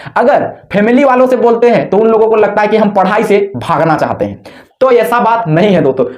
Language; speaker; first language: Hindi; native; Hindi